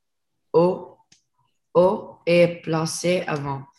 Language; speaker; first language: French; non-native, learner; Spanish